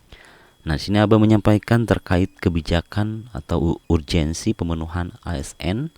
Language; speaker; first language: Indonesian; native; Indonesian